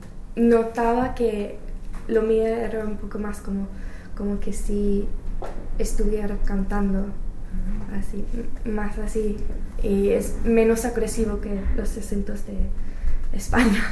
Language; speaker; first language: Spanish; non-native, learner; English